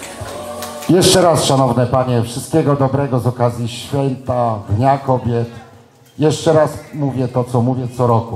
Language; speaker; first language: Polish; native; Polish